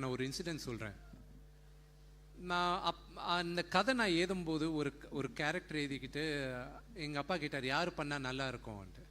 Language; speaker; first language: Tamil; non-native, local second language; Telugu